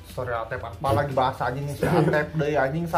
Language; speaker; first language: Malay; non-native, local second language; Sundanese